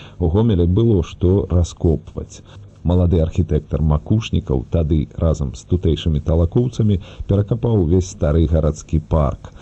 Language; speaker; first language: Belarusian; native; Belarusian